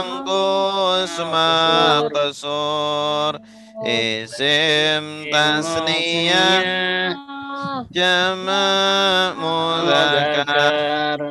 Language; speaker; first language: Arabic; non-native, fluent; Indonesian